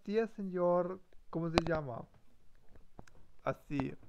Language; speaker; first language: Portuguese; non-native, learner; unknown